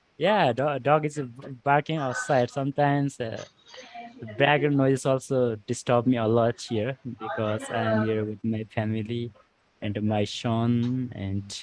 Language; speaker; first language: English; non-native, learner; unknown